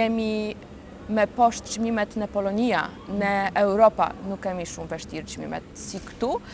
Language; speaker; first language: Albanian; non-native, learner; Polish